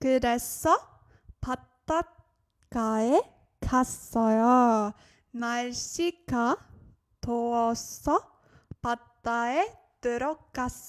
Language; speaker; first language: Korean; non-native, fluent; French